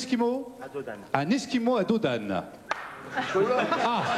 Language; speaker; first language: French; native; French